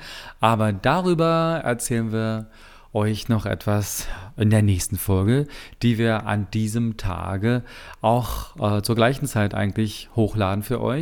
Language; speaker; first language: German; native; German